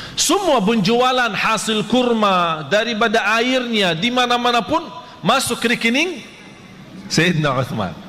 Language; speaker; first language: Malay; non-native, fluent; Arabic